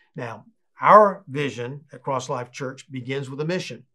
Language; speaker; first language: English; native; English